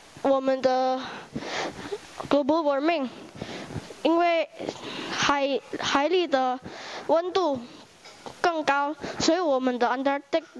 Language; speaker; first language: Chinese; non-native, learner; Indonesian